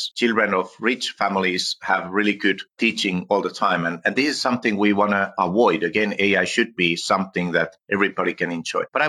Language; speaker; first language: English; non-native, fluent; Finnish